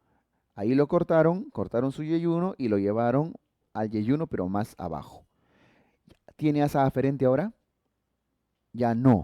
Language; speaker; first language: Spanish; native; Spanish